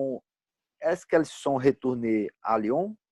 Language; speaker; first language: French; non-native, learner; Portuguese